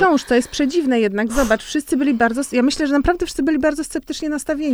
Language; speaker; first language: Polish; native; Polish